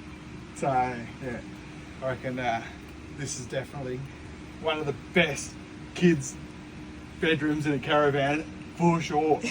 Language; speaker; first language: English; native; English